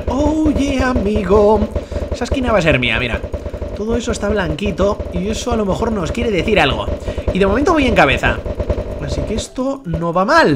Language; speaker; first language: Spanish; native; Spanish